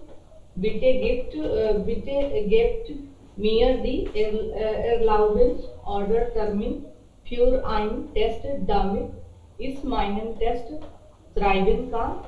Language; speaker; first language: German; non-native, learner; Hindi